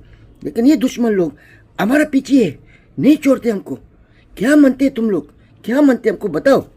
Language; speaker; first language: Hindi; non-native, learner; Arabic